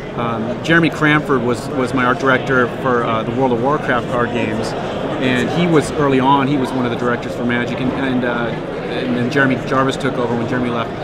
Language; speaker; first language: English; native; English